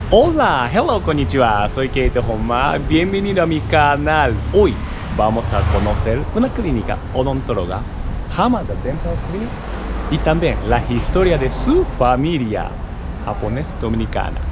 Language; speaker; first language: Spanish; non-native, learner; Japanese